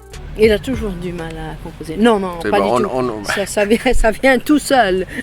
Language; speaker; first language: French; non-native, fluent; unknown